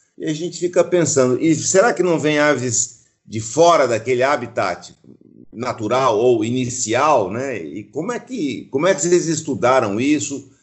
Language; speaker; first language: Portuguese; native; Portuguese